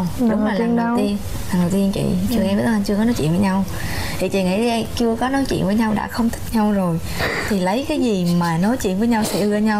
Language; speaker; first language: Vietnamese; native; Vietnamese